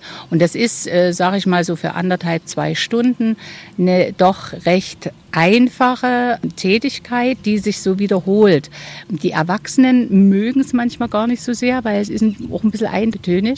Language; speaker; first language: German; native; German